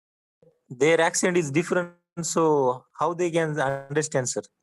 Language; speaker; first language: English; non-native, learner; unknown